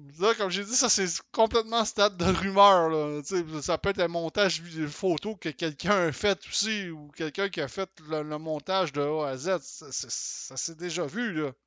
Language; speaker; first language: French; native; French